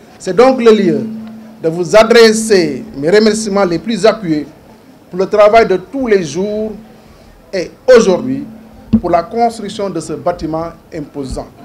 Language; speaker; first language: French; non-native, local second language; Wolof